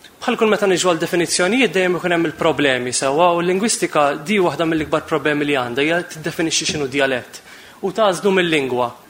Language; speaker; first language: Maltese; native; Maltese